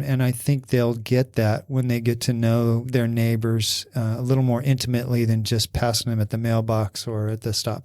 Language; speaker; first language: English; native; English